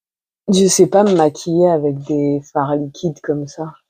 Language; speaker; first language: French; native; French